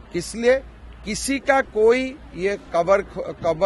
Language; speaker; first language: Hindi; non-native, local second language; Assamese